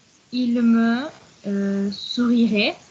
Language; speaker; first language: French; non-native, learner; Arabic